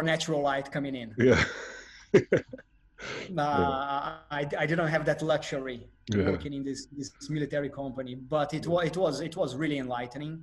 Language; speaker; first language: English; non-native, fluent; Portuguese